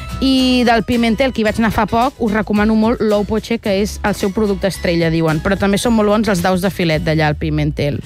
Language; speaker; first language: Catalan; native; Catalan